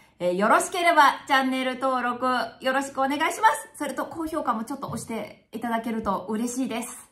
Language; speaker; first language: Japanese; native; Japanese